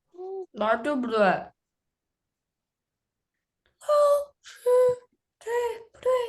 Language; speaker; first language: Chinese; early bilingual, other home language; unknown